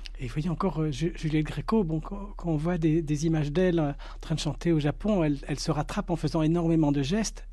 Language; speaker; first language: French; native; French